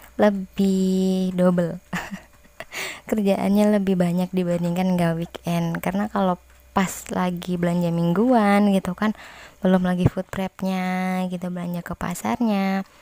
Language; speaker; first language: Indonesian; native; Indonesian